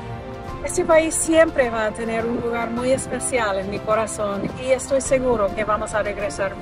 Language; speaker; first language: Spanish; non-native, fluent; English